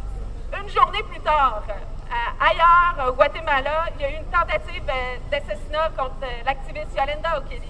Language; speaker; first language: French; native; French